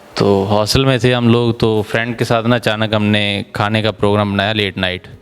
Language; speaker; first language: Urdu; non-native, local second language; Punjabi